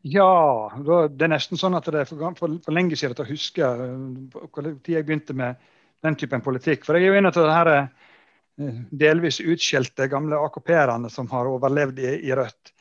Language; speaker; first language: Norwegian; native; Norwegian